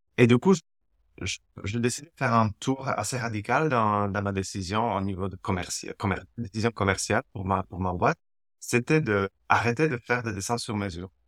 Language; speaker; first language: French; non-native, fluent; Slovak